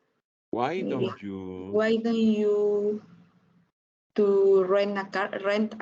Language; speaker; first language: English; non-native, learner; Spanish